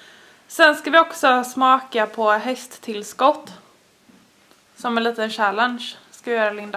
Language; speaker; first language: Swedish; native; Swedish